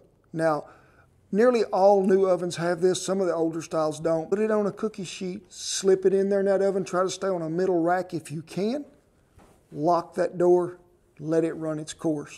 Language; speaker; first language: English; native; English